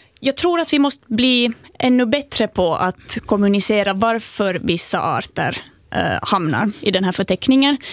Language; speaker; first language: Swedish; native; Swedish